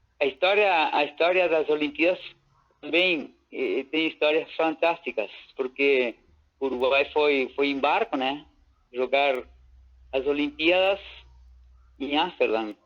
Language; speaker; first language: Portuguese; native; Portuguese